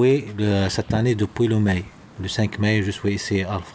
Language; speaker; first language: French; non-native, learner; Arabic